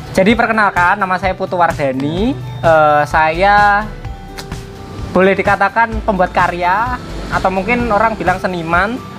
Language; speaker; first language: Indonesian; non-native, local second language; Javanese